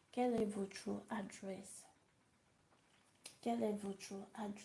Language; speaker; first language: French; non-native, learner; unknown